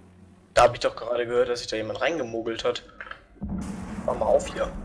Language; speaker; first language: German; native; German